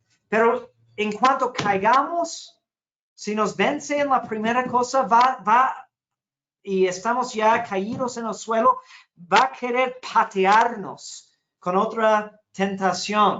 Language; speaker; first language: Spanish; non-native, fluent; English